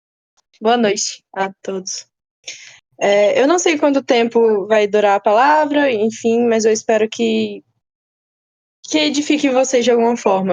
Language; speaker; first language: Portuguese; native; Portuguese